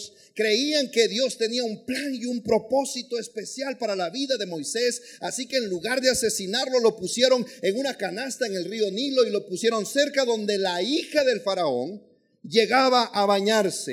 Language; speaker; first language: Spanish; native; Spanish